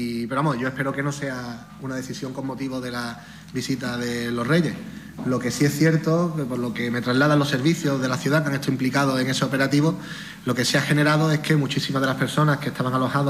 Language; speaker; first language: Spanish; native; Spanish